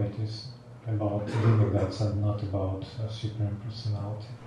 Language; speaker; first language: English; non-native, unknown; Russian